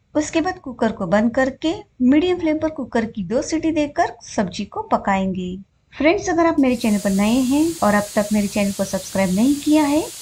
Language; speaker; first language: Hindi; native; Hindi